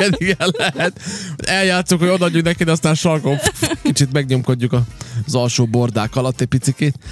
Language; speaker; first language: Hungarian; native; Hungarian